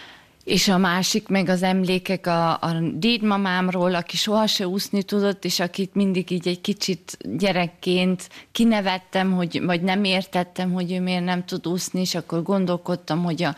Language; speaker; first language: Hungarian; early bilingual, heritage; German